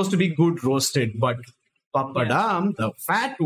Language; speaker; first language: English; non-native, local second language; Tamil